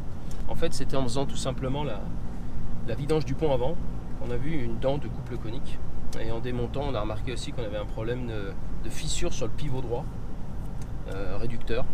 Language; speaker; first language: French; native; French